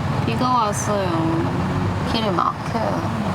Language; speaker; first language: Korean; non-native, learner; Filipino